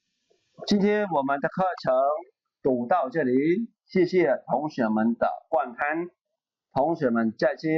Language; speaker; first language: Chinese; non-native, fluent; Khmer